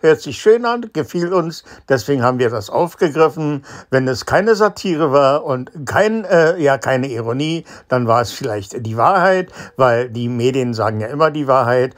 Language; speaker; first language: German; native; German